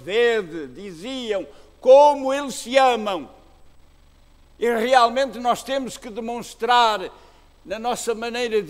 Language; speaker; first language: Portuguese; native; Portuguese